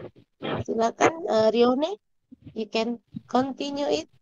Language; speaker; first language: English; non-native, learner; Indonesian